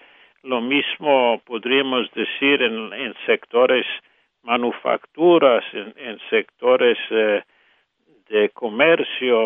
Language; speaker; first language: Spanish; non-native, fluent; English